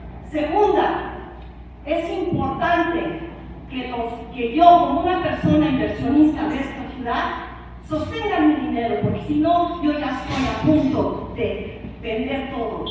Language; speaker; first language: Spanish; native; Spanish